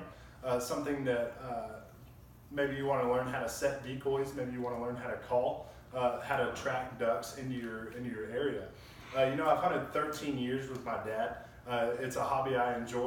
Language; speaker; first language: English; native; English